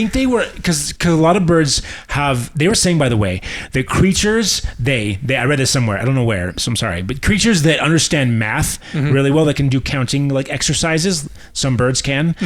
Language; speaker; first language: English; native; English